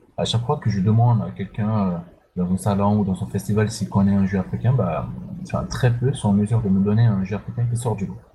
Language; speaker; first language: French; non-native, local second language; Sango